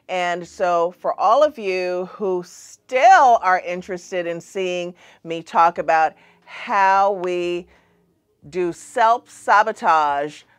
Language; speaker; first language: English; native; English